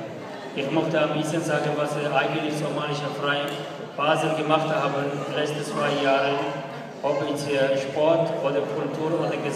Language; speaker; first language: German; non-native, learner; Somali